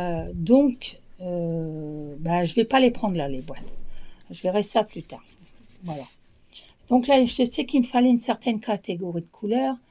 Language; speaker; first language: French; native; French